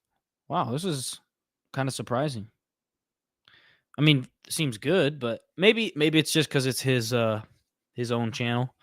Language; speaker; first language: English; native; English